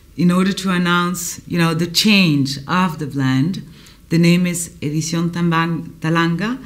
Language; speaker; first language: English; non-native, fluent; Spanish